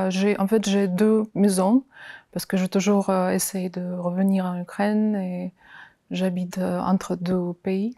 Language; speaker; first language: French; non-native, fluent; Ukrainian